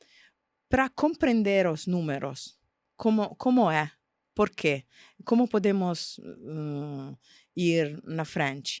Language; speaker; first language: Portuguese; non-native, fluent; Italian